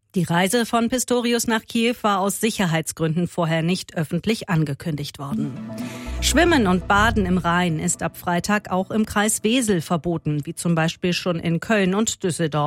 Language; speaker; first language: German; native; German